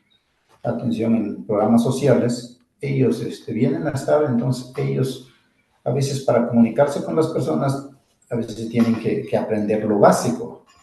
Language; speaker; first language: Spanish; non-native, local second language; Zapotec